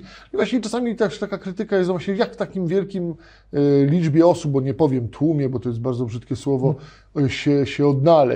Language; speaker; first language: Polish; native; Polish